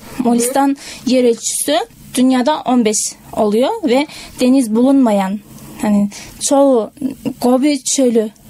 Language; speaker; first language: Turkish; non-native, fluent; Kazakh